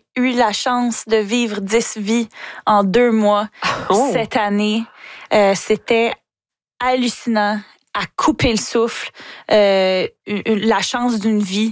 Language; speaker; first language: French; native; French